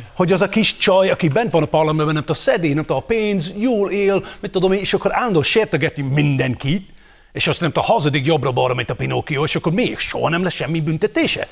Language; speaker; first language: Hungarian; non-native, fluent; English